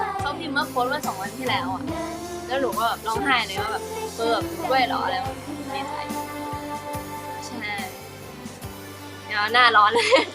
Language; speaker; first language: Thai; native; Thai